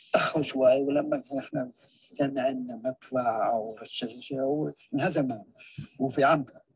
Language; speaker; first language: Arabic; non-native, fluent; Hebrew